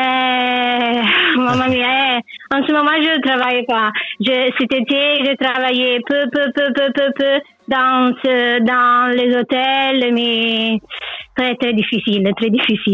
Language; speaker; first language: French; non-native, learner; Italian